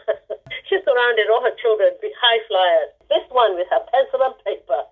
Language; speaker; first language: English; non-native, local second language; Igbo